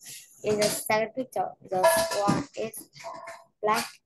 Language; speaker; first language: English; non-native, learner; Vietnamese